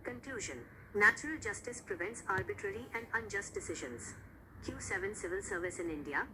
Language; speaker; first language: English; non-native, local second language; Marathi